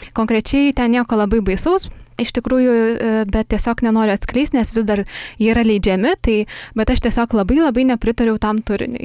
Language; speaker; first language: Lithuanian; native; Lithuanian